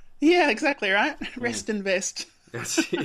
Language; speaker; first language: English; native; English